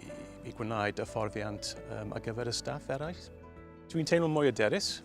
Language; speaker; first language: Welsh; non-native, local second language; English